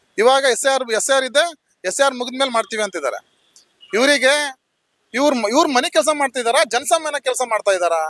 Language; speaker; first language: Kannada; non-native, local second language; Lambadi